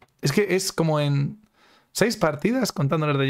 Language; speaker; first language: Spanish; native; Spanish